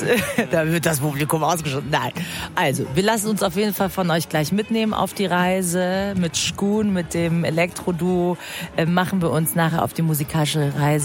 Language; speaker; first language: German; early bilingual, other home language; Persian